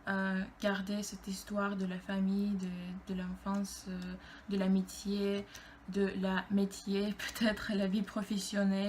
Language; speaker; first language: French; non-native, fluent; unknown